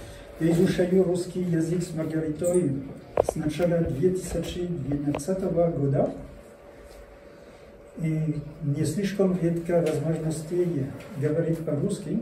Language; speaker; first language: Russian; non-native, learner; French